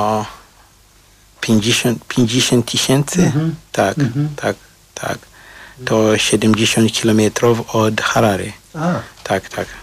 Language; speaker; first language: Polish; non-native, fluent; Shona